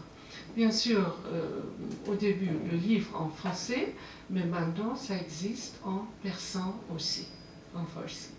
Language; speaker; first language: French; non-native, fluent; Persian